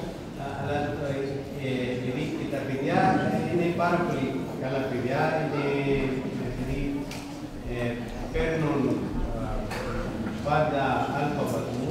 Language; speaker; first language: Greek; non-native, learner; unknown